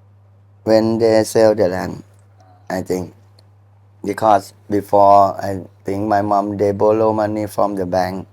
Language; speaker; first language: English; non-native, learner; Thai